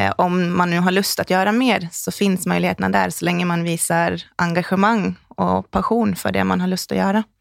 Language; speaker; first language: Swedish; native; Swedish